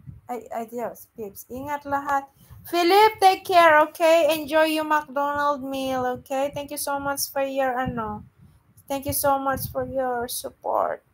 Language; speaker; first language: English; non-native, local second language; Filipino